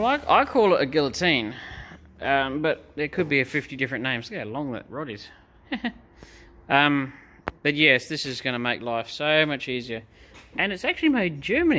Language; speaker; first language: English; native; English